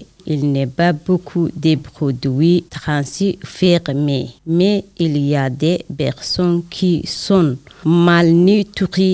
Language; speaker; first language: French; non-native, learner; Somali